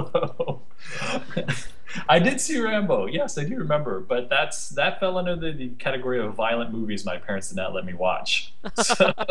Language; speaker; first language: English; native; English